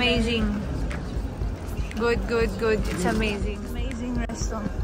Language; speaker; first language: English; non-native, local second language; Filipino